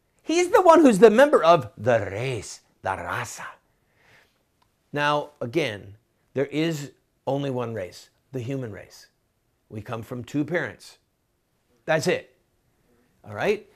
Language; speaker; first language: English; native; English